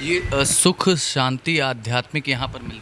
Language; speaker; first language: Hindi; native; Hindi